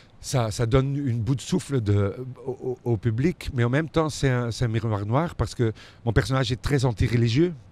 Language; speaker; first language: French; non-native, local second language; Dutch